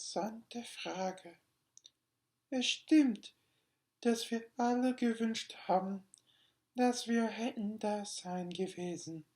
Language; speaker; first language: German; non-native, learner; English